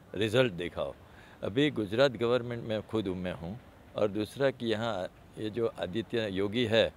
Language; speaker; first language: Hindi; non-native, local second language; Gujarati